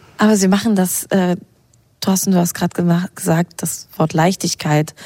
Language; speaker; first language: German; native; German